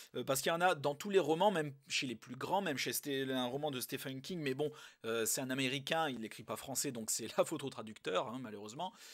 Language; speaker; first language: French; native; French